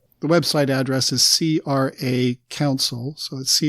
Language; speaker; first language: English; native; English